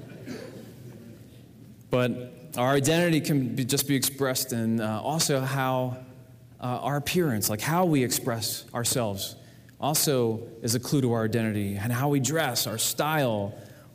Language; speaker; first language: English; native; English